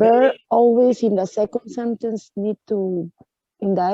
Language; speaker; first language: English; non-native, learner; Spanish